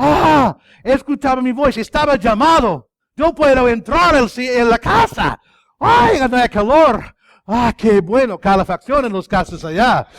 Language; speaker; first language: Spanish; non-native, fluent; English